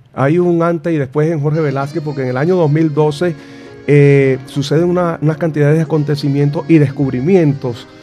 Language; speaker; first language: Spanish; native; Spanish